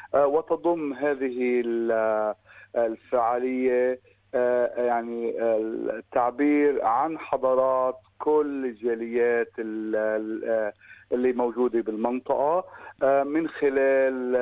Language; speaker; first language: Arabic; native; Arabic